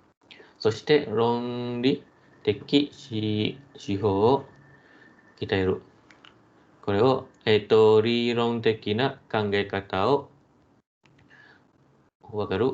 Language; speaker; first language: Japanese; non-native, fluent; Malay